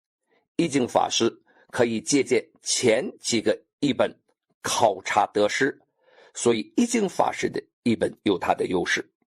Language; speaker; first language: Chinese; native; Chinese